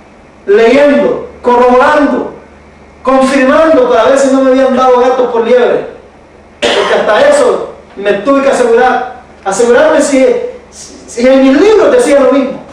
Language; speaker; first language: Spanish; native; Spanish